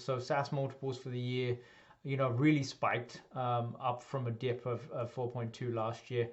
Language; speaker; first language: English; native; English